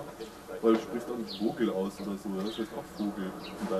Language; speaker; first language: German; native; German